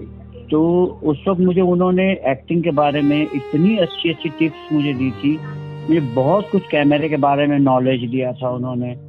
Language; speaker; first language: Hindi; native; Hindi